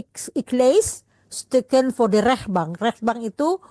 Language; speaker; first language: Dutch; non-native, learner; Indonesian